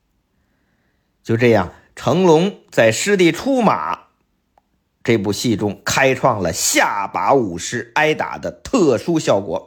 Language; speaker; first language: Chinese; native; Chinese